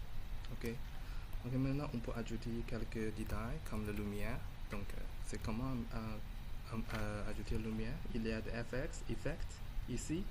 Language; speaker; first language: French; non-native, learner; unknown